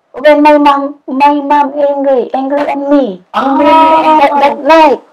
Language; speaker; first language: English; non-native, learner; Indonesian